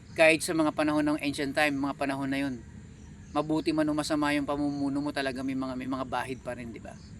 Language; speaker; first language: Filipino; native; Filipino